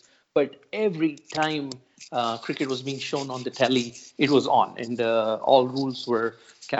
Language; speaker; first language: English; non-native, local second language; Marathi